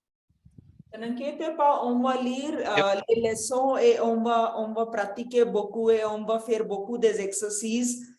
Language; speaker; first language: French; non-native, fluent; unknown